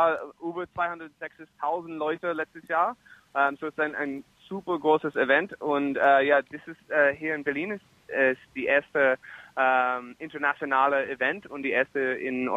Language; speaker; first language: German; non-native, fluent; English